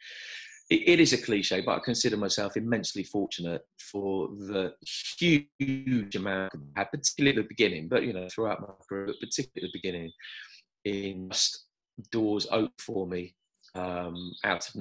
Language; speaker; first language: English; native; English